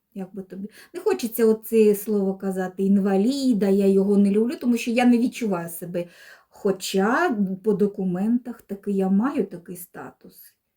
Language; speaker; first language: Ukrainian; non-native, local second language; Russian